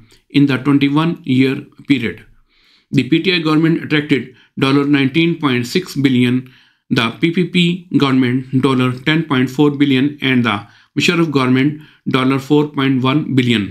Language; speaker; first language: English; non-native, local second language; Urdu